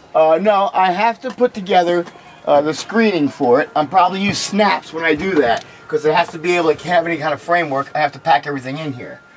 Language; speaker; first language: English; native; English